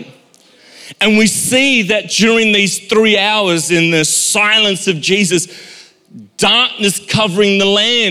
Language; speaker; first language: English; native; English